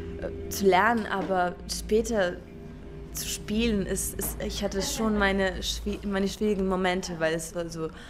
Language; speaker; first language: German; non-native, fluent; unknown